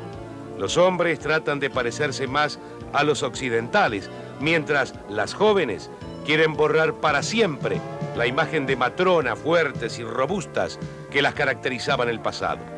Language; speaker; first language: Spanish; native; Spanish